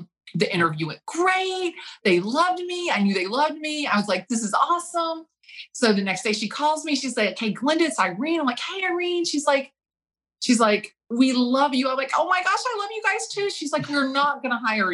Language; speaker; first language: English; native; English